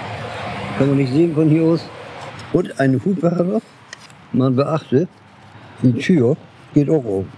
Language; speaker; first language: German; native; German